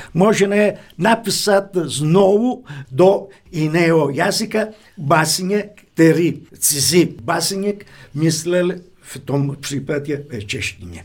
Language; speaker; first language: Czech; non-native, fluent; Italian